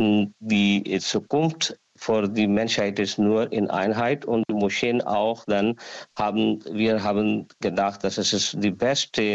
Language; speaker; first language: German; non-native, learner; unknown